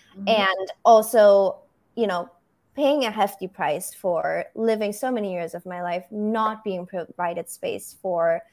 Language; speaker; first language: English; non-native, fluent; German